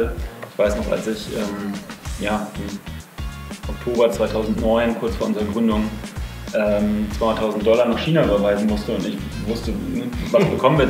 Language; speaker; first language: German; native; German